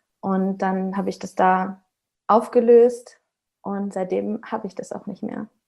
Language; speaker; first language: German; native; German